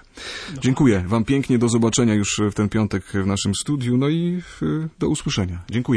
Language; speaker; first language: Polish; native; Polish